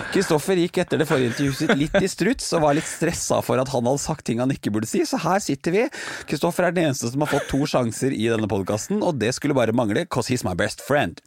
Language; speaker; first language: Norwegian; native; Norwegian